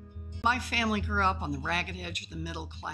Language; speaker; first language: English; native; English